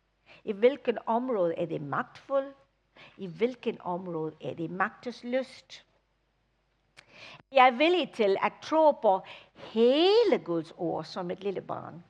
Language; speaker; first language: Danish; non-native, fluent; English